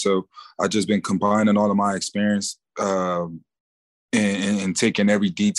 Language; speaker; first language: English; native; English